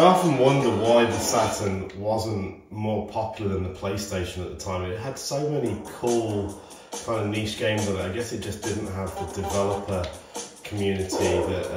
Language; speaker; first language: English; native; English